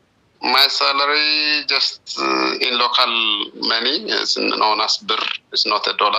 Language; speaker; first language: English; non-native, learner; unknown